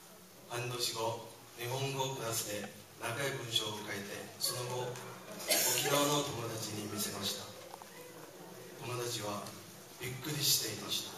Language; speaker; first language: Japanese; non-native, fluent; Chinese